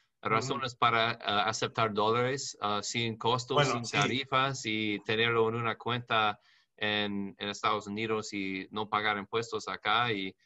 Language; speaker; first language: Spanish; non-native, learner; English